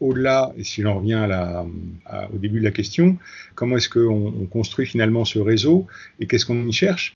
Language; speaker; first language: French; native; French